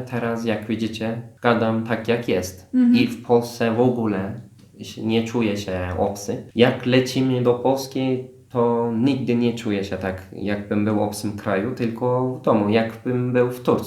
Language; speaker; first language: Polish; non-native, fluent; Turkish